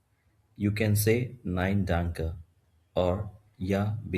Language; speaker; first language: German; non-native, fluent; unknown